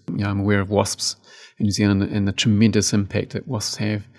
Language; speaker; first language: English; native; English